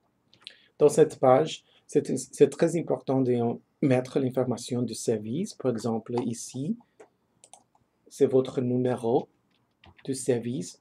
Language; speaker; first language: French; non-native, fluent; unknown